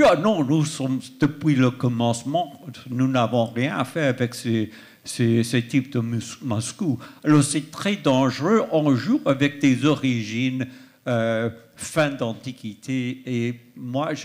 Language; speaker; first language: French; non-native, fluent; English